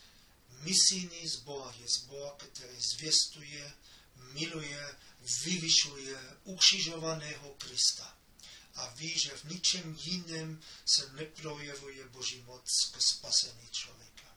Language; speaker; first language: Czech; non-native, fluent; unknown